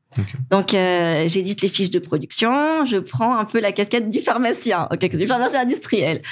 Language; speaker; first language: French; non-native, local second language; Malagasy